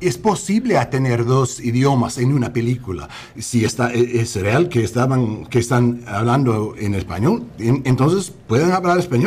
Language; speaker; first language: Spanish; non-native, learner; English